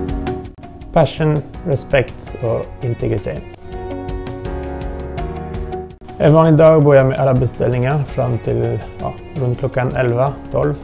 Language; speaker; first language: Swedish; non-native, fluent; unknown